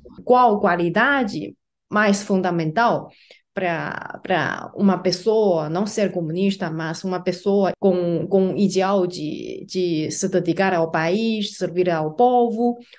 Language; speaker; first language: Portuguese; non-native, fluent; Chinese